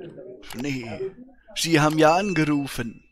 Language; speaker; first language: German; native; German